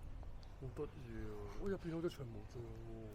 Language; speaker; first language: Cantonese; native; Cantonese